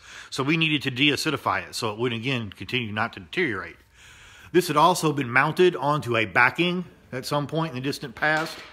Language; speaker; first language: English; native; English